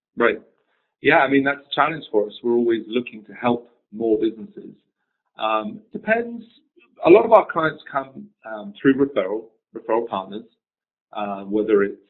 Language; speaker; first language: English; native; English